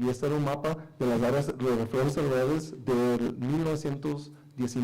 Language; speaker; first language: Spanish; native; Spanish